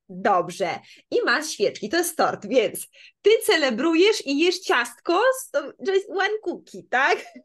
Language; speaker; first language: Polish; native; Polish